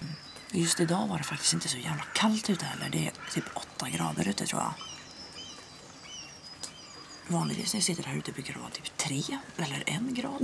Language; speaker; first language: Swedish; native; Swedish